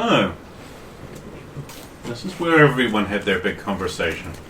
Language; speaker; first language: English; native; English